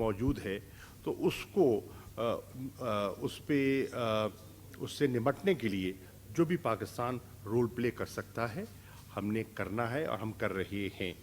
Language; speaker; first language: Urdu; native; Urdu